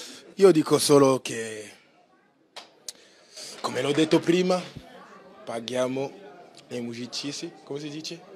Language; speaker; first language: Italian; non-native, learner; French